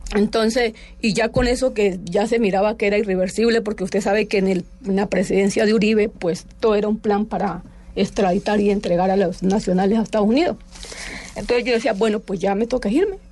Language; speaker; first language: Spanish; native; Spanish